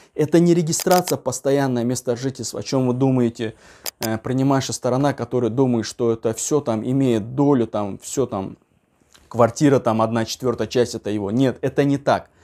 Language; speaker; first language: Russian; non-native, local second language; Uzbek